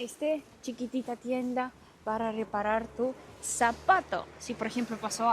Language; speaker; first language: Spanish; non-native, learner; Russian